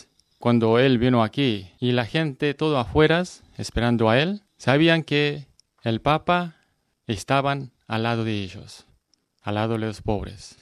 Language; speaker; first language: Spanish; non-native, learner; Korean